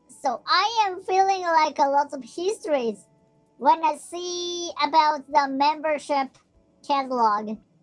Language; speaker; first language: English; non-native, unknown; Japanese